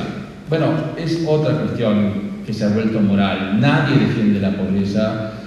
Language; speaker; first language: Spanish; native; Spanish